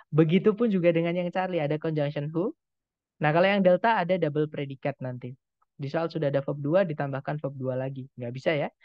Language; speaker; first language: Indonesian; non-native, local second language; Javanese